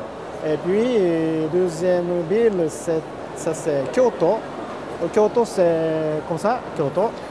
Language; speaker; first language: French; non-native, learner; Japanese